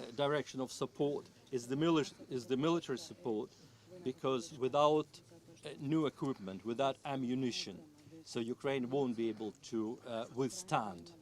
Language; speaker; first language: English; non-native, fluent; Ukrainian